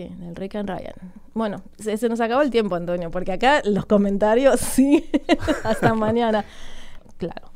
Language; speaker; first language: Spanish; native; Spanish